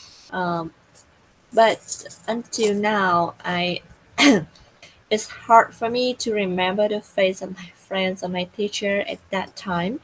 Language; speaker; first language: English; non-native, learner; Vietnamese